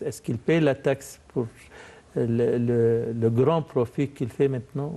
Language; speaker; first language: French; non-native, fluent; Arabic